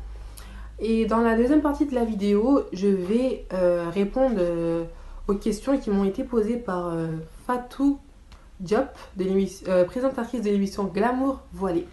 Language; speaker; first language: French; early bilingual, other home language; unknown